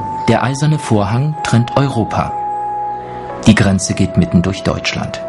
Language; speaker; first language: German; native; German